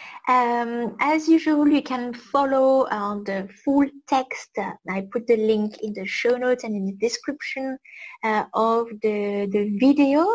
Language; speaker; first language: English; non-native, fluent; French